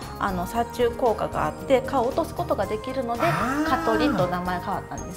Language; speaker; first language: Japanese; native; Japanese